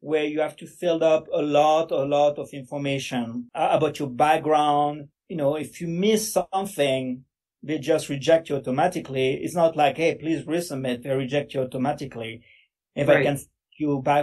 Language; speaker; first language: English; non-native, fluent; French